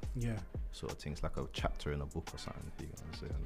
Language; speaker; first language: English; native; English